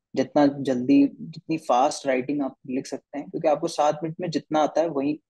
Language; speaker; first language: Hindi; native; Hindi